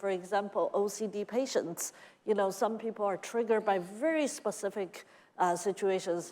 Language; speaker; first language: English; non-native, fluent; Chinese